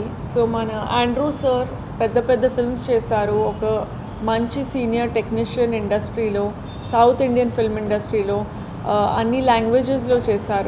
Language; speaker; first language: Telugu; non-native, fluent; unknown